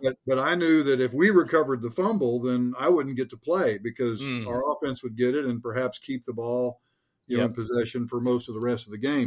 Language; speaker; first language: English; native; English